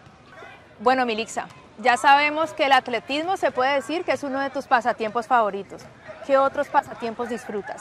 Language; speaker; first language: Spanish; native; Spanish